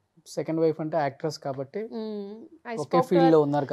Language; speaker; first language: Telugu; native; Telugu